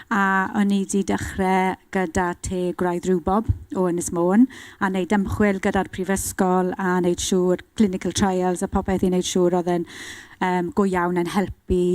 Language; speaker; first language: Welsh; non-native, local second language; English